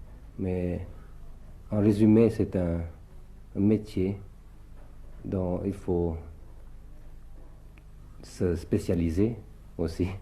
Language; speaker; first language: French; early bilingual, other home language; Thai